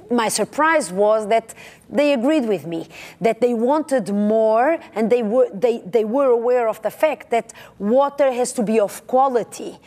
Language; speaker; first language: English; non-native, fluent; Portuguese